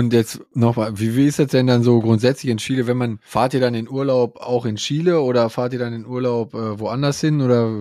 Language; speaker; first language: German; native; German